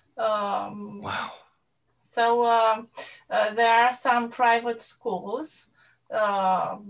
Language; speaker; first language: English; non-native, fluent; Romanian